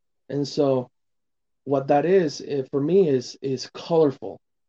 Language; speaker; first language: English; non-native, fluent; Spanish